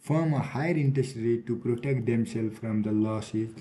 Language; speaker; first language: English; non-native, local second language; Nepali